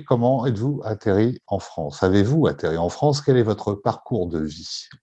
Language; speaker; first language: French; native; French